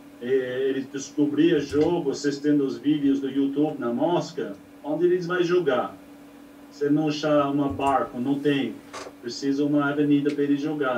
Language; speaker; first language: Portuguese; non-native, learner; English